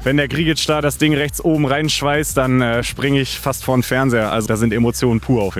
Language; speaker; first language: German; native; German